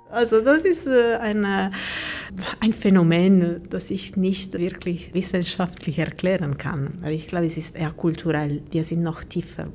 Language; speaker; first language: German; non-native, fluent; Italian